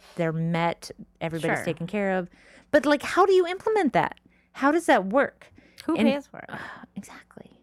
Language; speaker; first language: English; native; English